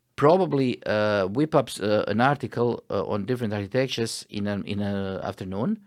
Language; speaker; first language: English; non-native, fluent; Croatian